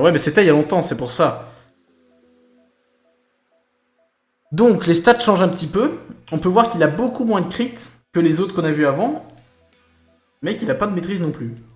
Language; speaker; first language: French; native; French